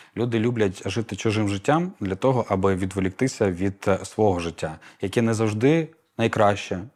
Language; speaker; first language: Ukrainian; native; Ukrainian